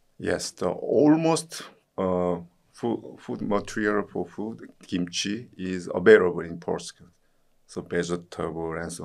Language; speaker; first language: English; non-native, learner; Korean